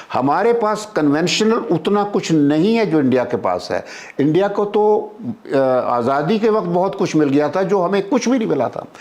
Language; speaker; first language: Urdu; native; Urdu